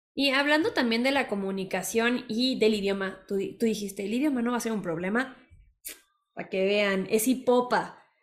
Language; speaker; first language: Spanish; native; Spanish